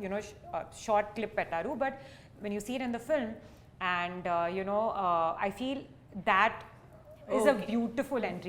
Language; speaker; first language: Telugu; non-native, learner; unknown